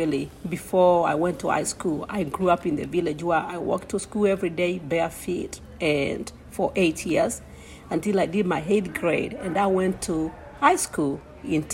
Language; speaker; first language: English; non-native, local second language; Kamba